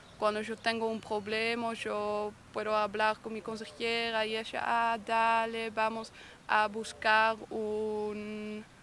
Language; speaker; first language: Spanish; non-native, learner; Dutch